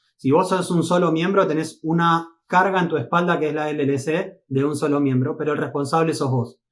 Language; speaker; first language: Spanish; native; Spanish